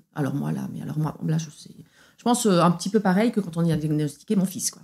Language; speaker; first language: French; native; French